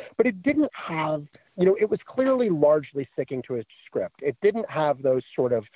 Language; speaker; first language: English; native; English